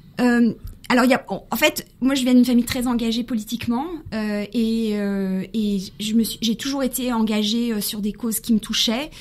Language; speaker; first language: French; early bilingual, other home language; Spanish